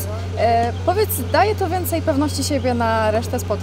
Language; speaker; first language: Polish; native; Polish